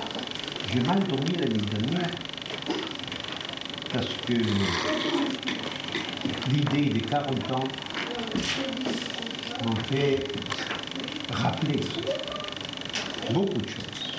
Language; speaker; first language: French; non-native, fluent; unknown